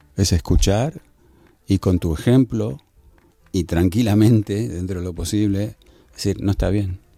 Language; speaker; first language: Spanish; native; Spanish